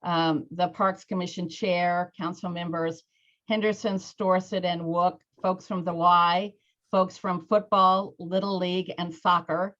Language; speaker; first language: English; native; English